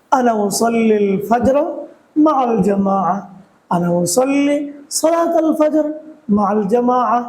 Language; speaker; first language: Arabic; non-native, fluent; Bangla